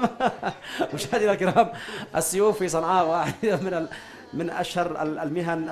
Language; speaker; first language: Arabic; native; Arabic